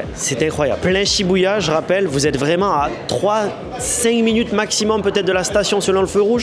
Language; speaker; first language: French; native; French